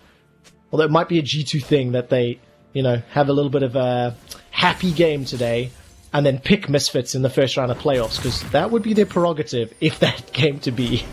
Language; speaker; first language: English; native; English